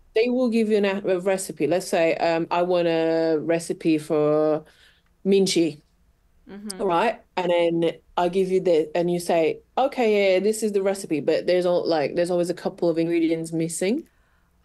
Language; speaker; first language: English; non-native, fluent; Portuguese